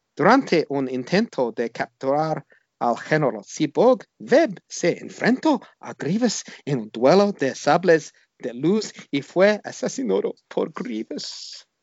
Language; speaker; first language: Spanish; non-native, learner; English